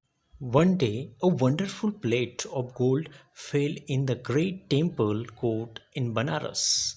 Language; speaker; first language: English; non-native, local second language; Marathi